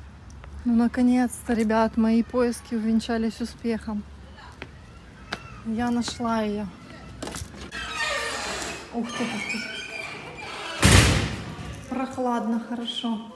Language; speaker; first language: Russian; native; Russian